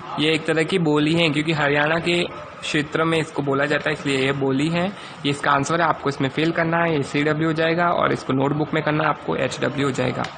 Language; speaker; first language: Hindi; native; Hindi